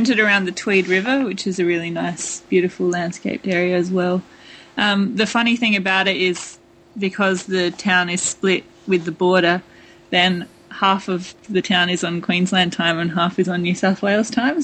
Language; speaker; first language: English; native; English